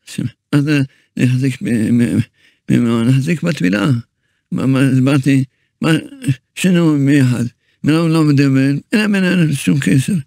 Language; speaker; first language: Hebrew; early bilingual, other home language; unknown